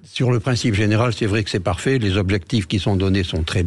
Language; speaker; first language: French; native; French